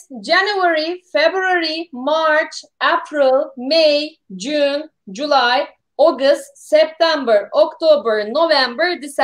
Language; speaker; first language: English; non-native, fluent; Turkish